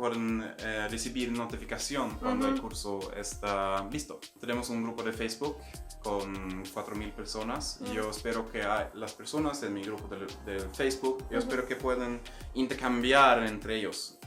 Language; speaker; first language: Spanish; non-native, fluent; Swedish